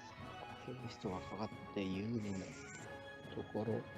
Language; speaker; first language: Japanese; native; Japanese